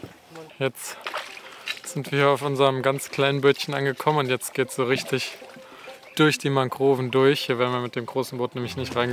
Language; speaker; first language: German; native; German